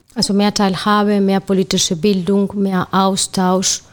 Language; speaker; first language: German; non-native, fluent; Spanish